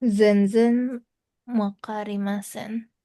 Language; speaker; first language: Japanese; non-native, learner; Indonesian